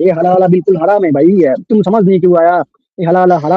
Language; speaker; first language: Hindi; non-native, local second language; Bangla